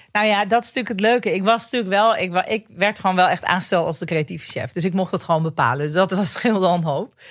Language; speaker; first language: Dutch; native; Dutch